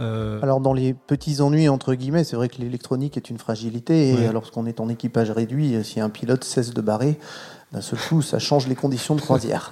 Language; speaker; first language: French; native; French